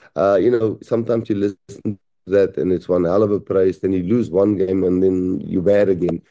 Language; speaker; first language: English; non-native, local second language; Afrikaans